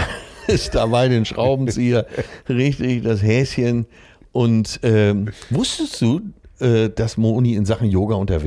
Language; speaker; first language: German; native; German